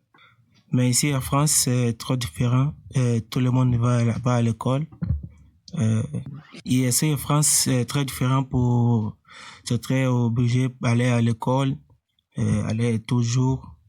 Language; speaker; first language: French; non-native, learner; Portuguese